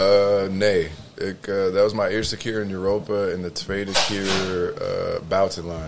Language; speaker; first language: Dutch; non-native, learner; English